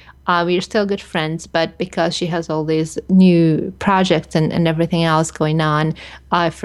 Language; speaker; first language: English; early bilingual, other home language; Hungarian